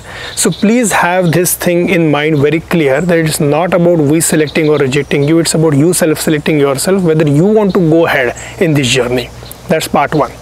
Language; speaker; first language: English; non-native, local second language; Marathi